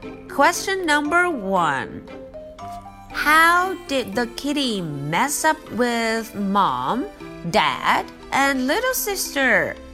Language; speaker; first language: English; non-native, fluent; Chinese